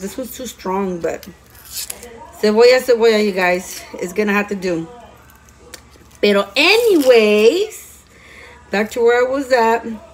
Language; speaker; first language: English; early bilingual, other home language; Spanish